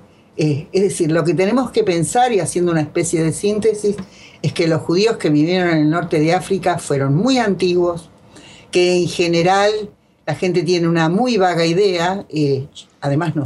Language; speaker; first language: Spanish; native; Spanish